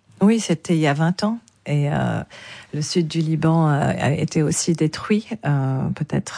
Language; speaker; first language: French; non-native, local second language; Arabic